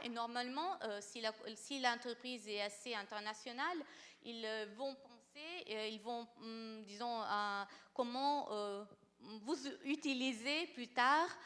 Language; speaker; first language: French; non-native, fluent; Italian